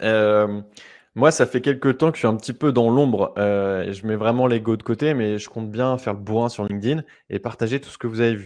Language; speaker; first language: French; native; French